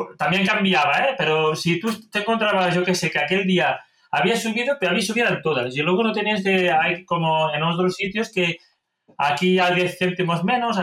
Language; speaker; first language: Spanish; non-native, local second language; Catalan